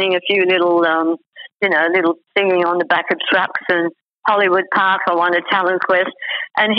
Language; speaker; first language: English; native; English